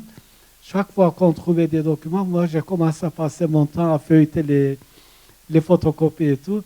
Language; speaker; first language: French; non-native, fluent; Turkish